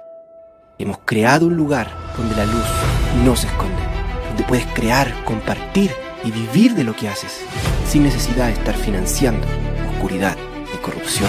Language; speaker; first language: Spanish; native; Spanish